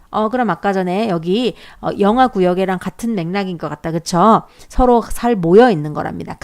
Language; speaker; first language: Korean; native; Korean